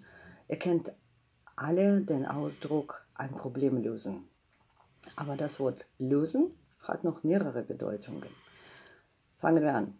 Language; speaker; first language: German; non-native, fluent; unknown